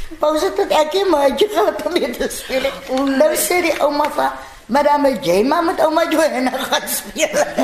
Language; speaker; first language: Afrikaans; native; Afrikaans